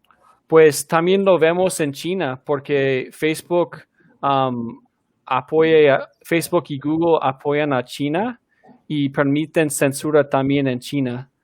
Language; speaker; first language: Spanish; non-native, fluent; English